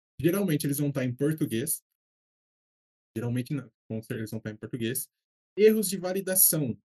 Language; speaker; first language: Portuguese; native; Portuguese